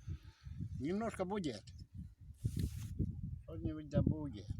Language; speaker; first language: Russian; native; Russian